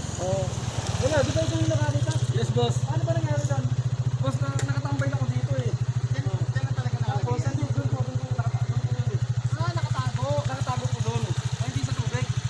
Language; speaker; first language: Filipino; native; Filipino